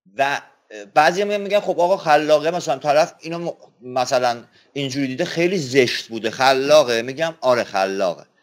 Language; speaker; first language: Persian; non-native, local second language; Azerbaijani